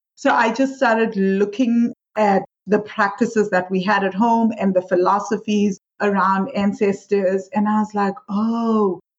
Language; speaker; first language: English; non-native, local second language; Swati